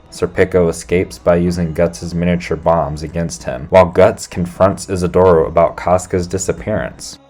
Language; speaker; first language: English; native; English